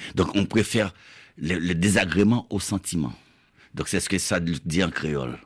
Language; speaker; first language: French; native; French